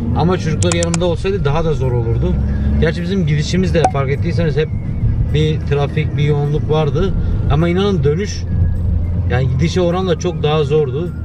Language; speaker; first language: Turkish; early bilingual, other home language; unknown